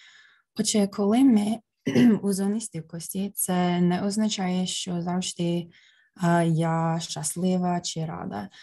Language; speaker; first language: Ukrainian; early bilingual, heritage; Ukrainian